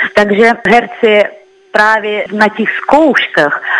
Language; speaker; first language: Czech; non-native, fluent; Russian